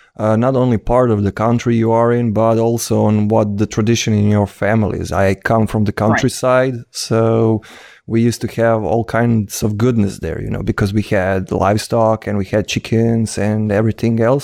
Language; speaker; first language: English; non-native, fluent; Croatian